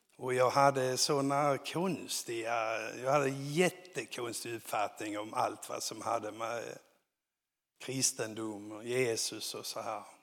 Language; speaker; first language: Swedish; native; Swedish